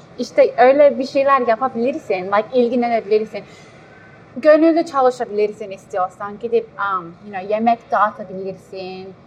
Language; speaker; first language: Turkish; early bilingual, heritage; Turkish